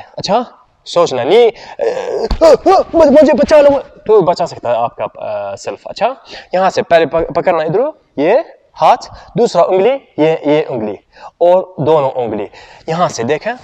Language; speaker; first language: Hindi; non-native, learner; Arabic